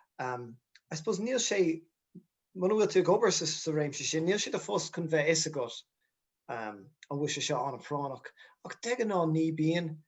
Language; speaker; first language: Irish; non-native, local second language; English